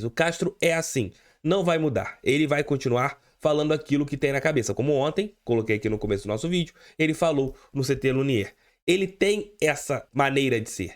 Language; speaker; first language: Portuguese; native; Portuguese